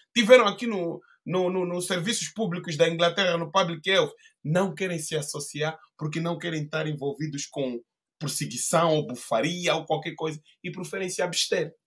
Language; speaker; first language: Portuguese; native; Portuguese